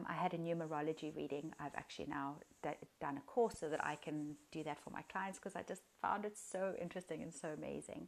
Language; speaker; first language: English; native; English